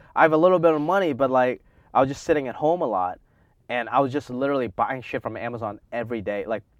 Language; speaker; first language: English; non-native, local second language; Cantonese